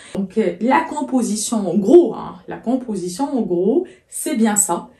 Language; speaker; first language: French; non-native, local second language; Arabic